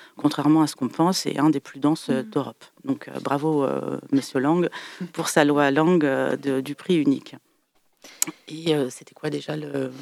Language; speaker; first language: French; native; French